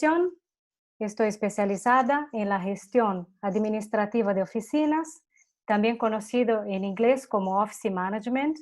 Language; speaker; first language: Spanish; non-native, fluent; Portuguese